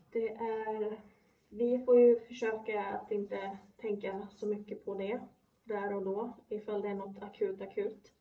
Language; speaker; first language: Swedish; early bilingual, other home language; Polish